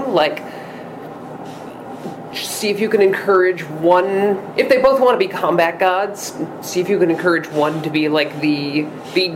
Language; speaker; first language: English; native; English